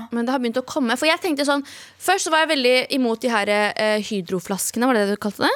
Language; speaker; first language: Norwegian; early bilingual, other home language; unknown